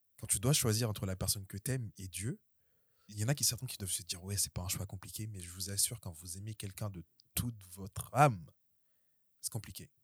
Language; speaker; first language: French; early bilingual, other home language; Haitian Creole